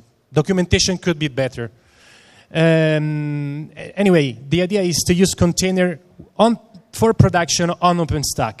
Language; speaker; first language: English; non-native, fluent; Italian